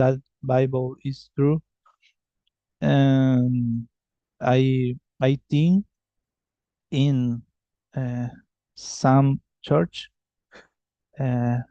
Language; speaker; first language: English; non-native, learner; Spanish